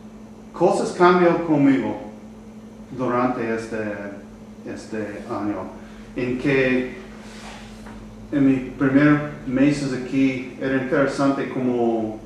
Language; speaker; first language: Spanish; non-native, learner; English